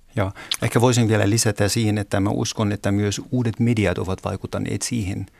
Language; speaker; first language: Finnish; non-native, fluent; German